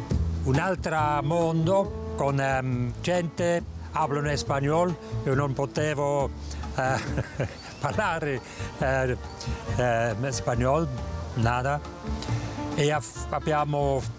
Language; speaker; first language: Italian; non-native, local second language; German